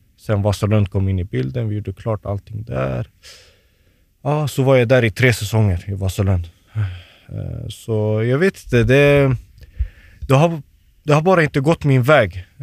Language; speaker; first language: Swedish; early bilingual, other home language; Turoyo